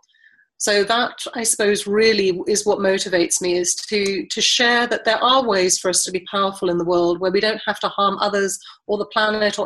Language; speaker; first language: English; native; English